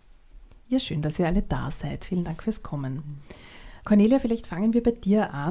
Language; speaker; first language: German; native; German